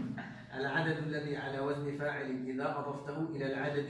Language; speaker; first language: Arabic; native; Arabic